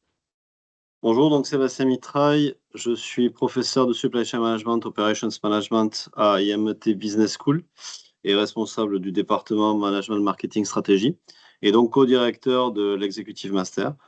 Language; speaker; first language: French; native; French